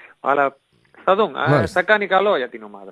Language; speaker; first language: Greek; non-native, fluent; Spanish